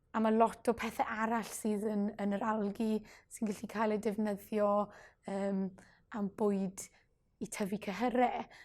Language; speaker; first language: Welsh; non-native, local second language; English